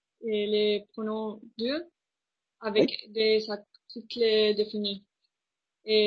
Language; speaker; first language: French; non-native, learner; Spanish